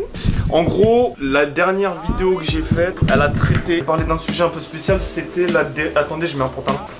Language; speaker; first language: French; native; French